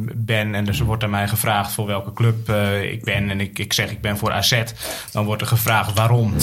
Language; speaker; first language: Dutch; native; Dutch